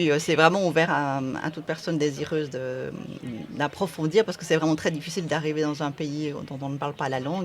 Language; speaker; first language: French; native; French